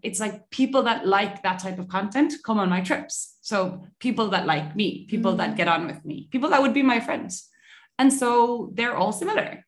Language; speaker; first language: English; native; English